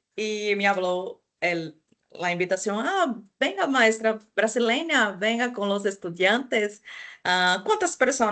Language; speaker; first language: Spanish; non-native, fluent; Portuguese